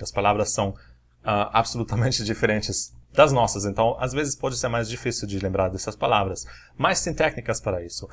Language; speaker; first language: Portuguese; non-native, fluent; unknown